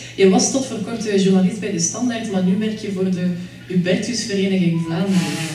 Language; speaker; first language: Dutch; native; Dutch